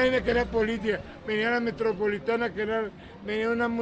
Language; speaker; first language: Spanish; native; Spanish